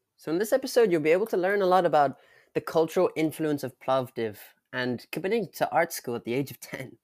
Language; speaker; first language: English; native; English